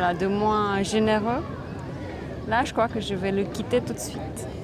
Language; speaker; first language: French; non-native, fluent; Romanian